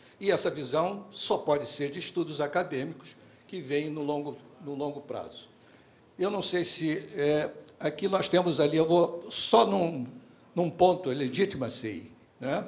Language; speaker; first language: Portuguese; native; Portuguese